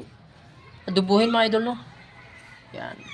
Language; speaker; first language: Filipino; non-native, local second language; Cebuano